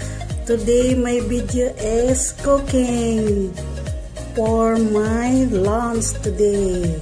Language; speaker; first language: English; non-native, local second language; Filipino